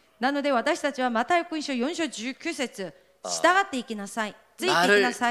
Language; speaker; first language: Japanese; non-native, fluent; Korean